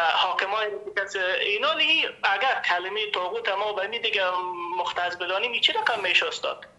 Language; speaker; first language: Persian; native; Persian